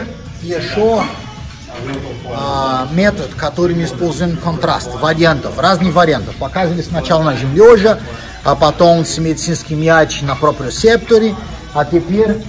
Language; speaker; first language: Russian; non-native, fluent; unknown